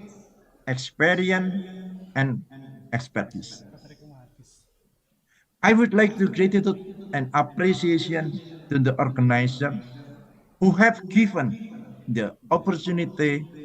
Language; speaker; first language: English; non-native, fluent; Indonesian